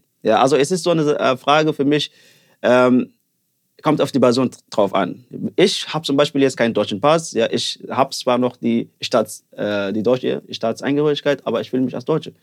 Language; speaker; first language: German; early bilingual, other home language; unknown